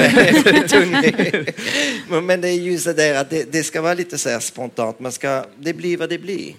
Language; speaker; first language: Swedish; non-native, fluent; French